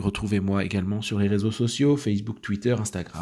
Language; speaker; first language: French; native; French